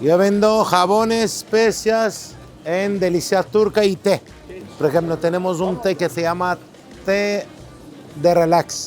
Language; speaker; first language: Spanish; non-native, learner; Turkish